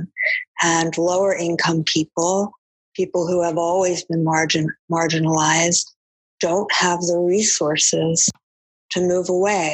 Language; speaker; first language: English; native; English